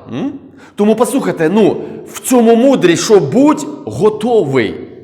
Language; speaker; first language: Ukrainian; non-native, local second language; Russian